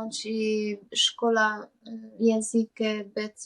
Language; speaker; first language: Polish; non-native, learner; Hungarian